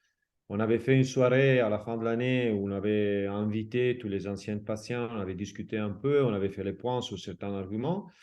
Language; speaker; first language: French; non-native, fluent; Italian